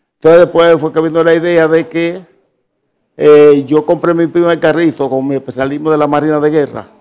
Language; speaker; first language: Spanish; native; Spanish